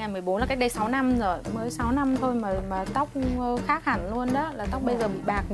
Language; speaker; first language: Vietnamese; native; Vietnamese